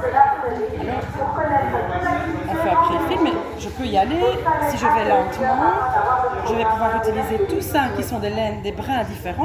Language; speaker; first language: French; native; French